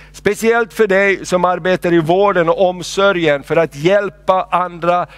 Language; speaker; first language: Swedish; non-native, fluent; Spanish